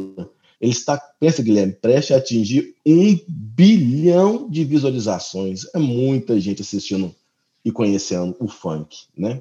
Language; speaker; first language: Portuguese; native; Portuguese